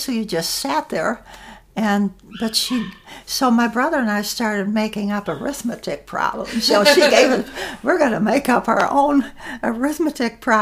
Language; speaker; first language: English; non-native, fluent; Dutch